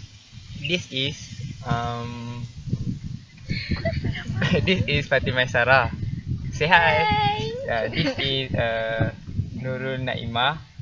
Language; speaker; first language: English; non-native, learner; Malay